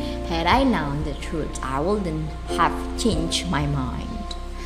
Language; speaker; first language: English; non-native, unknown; Indonesian